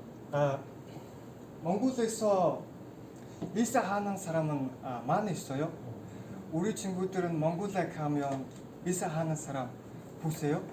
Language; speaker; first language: Korean; non-native, learner; Mongolian